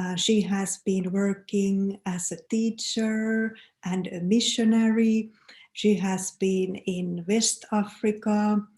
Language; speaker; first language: English; non-native, fluent; Finnish